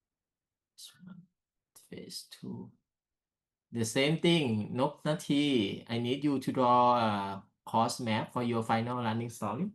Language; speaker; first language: English; non-native, learner; Thai